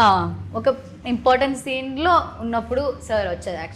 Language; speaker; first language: Telugu; non-native, learner; Malayalam